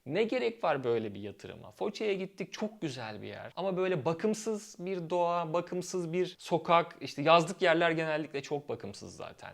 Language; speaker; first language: Turkish; native; Turkish